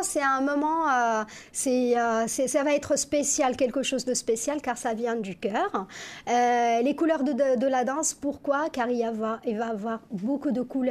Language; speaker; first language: French; non-native, local second language; Arabic